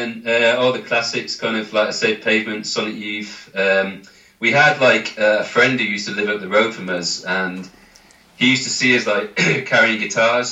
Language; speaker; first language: English; native; English